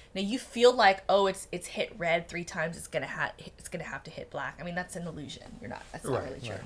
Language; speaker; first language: English; native; English